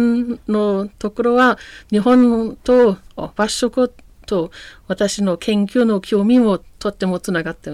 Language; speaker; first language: Japanese; non-native, learner; German